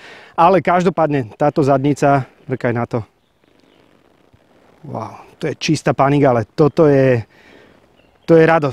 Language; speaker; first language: Slovak; native; Slovak